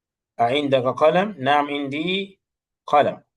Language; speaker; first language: Arabic; non-native, fluent; English